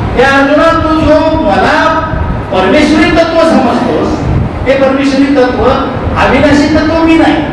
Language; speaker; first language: Marathi; non-native, local second language; Urdu